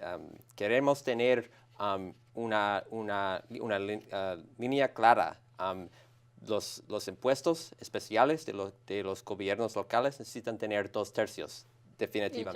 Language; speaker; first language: Spanish; non-native, learner; English